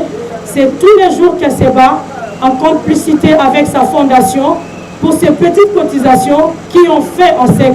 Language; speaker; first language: French; non-native, local second language; Lingala